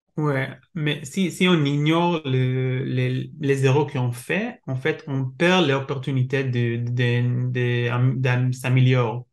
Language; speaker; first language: French; non-native, learner; Hebrew